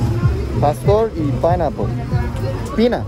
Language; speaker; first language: Spanish; non-native, learner; English